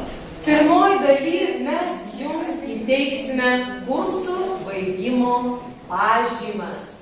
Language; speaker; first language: Lithuanian; native; Lithuanian